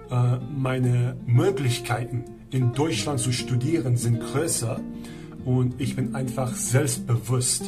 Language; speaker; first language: German; non-native, learner; Persian